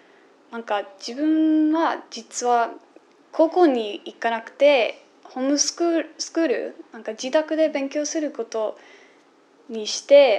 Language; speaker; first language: Japanese; non-native, fluent; English